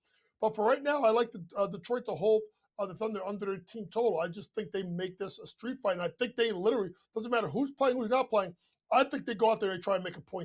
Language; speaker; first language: English; native; English